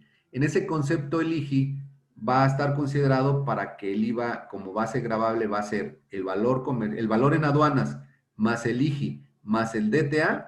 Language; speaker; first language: Spanish; native; Spanish